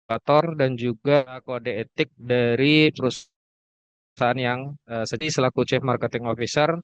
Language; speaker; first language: Indonesian; native; Indonesian